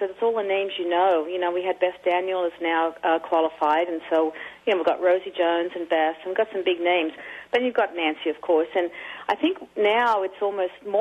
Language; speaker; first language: English; native; English